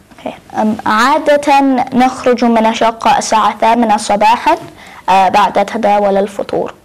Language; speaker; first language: Arabic; non-native, learner; English